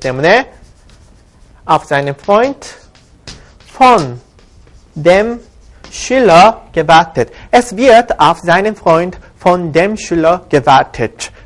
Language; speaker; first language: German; non-native, fluent; Korean